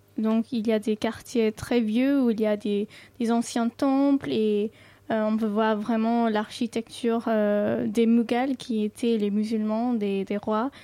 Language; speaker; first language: French; non-native, fluent; Sindhi